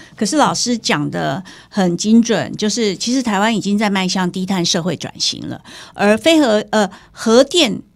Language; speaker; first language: Chinese; native; Chinese